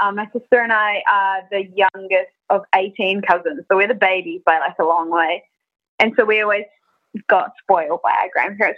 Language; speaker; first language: English; native; English